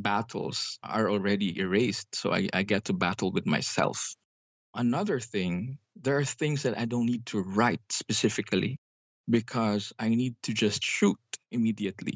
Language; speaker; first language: English; non-native, local second language; Hiligaynon